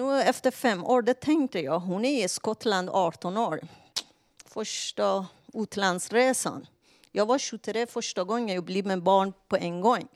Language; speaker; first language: Swedish; non-native, fluent; Persian